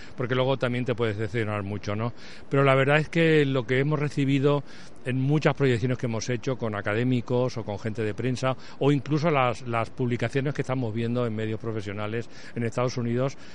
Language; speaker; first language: Spanish; native; Spanish